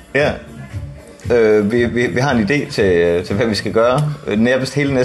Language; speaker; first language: Danish; native; Danish